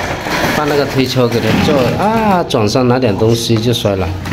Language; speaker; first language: Chinese; native; Chinese